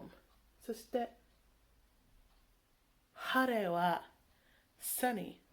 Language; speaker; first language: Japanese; non-native, learner; English